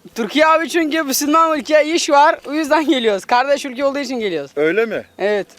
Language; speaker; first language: Turkish; non-native, learner; Persian